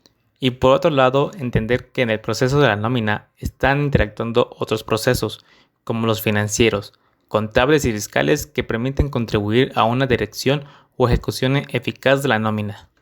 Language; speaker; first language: Spanish; native; Spanish